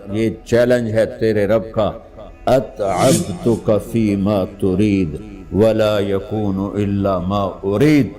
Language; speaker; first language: Urdu; non-native, local second language; Punjabi